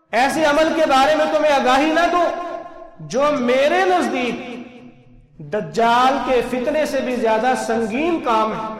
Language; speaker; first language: Urdu; non-native, local second language; Punjabi